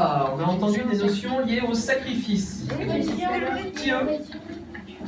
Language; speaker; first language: French; native; French